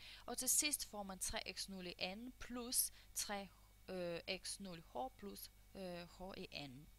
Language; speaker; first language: Danish; non-native, fluent; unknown